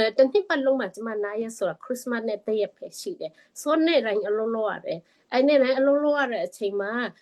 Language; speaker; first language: Burmese; non-native, local second language; Tedim Chin